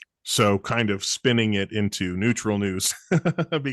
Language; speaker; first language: English; native; English